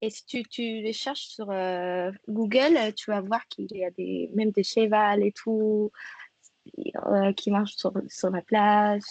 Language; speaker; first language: French; non-native, fluent; Spanish